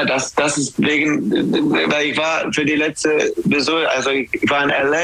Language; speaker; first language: German; non-native, learner; English